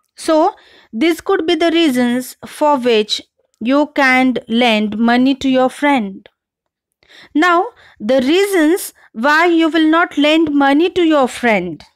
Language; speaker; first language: English; non-native, local second language; Marathi